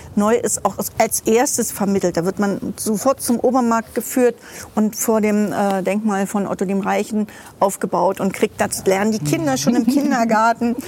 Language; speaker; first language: German; native; German